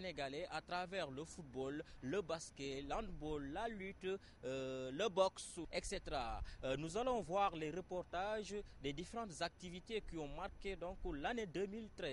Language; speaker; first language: French; non-native, local second language; Wolof